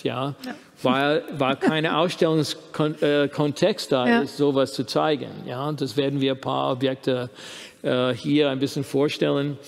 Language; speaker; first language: German; non-native, fluent; English